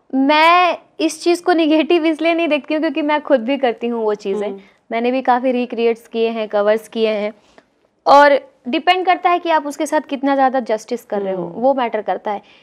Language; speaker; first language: Hindi; native; Hindi